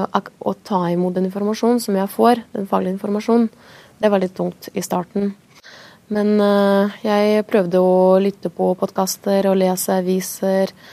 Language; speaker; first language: Norwegian; non-native, fluent; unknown